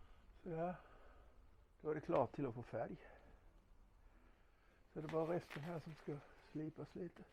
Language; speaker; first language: Swedish; native; Swedish